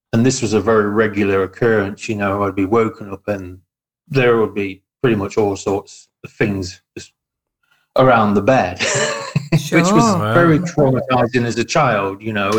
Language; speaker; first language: English; native; English